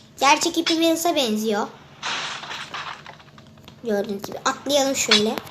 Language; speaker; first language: Turkish; native; Turkish